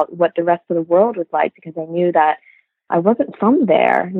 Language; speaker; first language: English; native; English